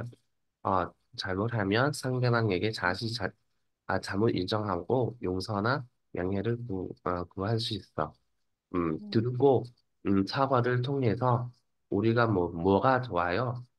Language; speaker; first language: Korean; non-native, fluent; Vietnamese